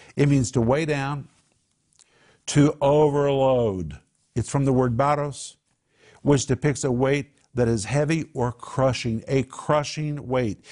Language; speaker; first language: English; native; English